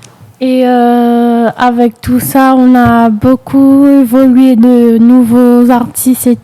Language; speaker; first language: French; non-native, local second language; Réunion Creole French